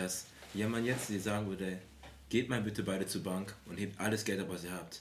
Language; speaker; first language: German; native; German